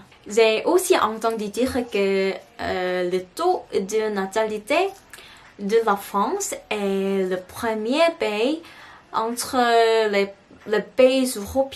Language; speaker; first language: French; non-native, learner; Korean